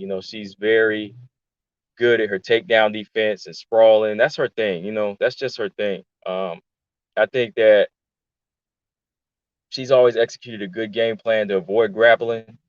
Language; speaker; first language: English; native; English